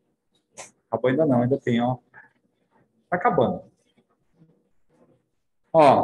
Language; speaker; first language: Portuguese; native; Portuguese